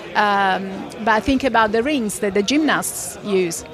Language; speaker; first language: English; non-native, fluent; Italian